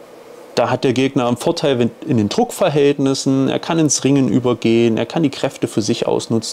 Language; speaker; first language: German; native; German